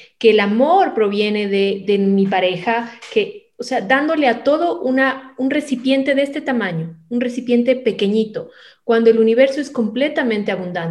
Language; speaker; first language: Spanish; native; Spanish